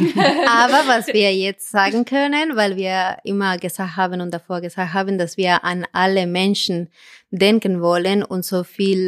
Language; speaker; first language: German; non-native, fluent; Spanish